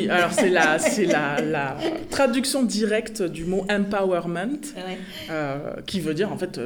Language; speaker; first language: French; native; French